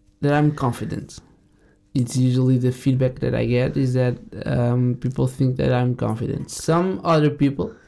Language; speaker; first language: English; non-native, fluent; Portuguese